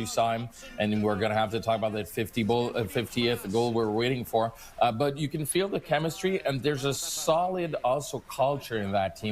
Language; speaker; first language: English; non-native, local second language; French